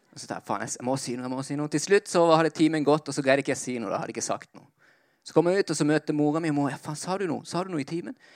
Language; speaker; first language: Norwegian; early bilingual, other home language; Spanish